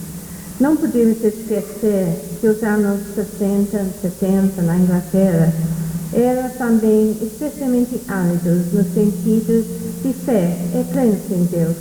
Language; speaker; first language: Portuguese; non-native, fluent; English